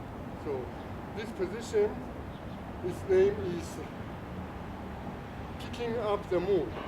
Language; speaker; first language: English; non-native, fluent; Chinese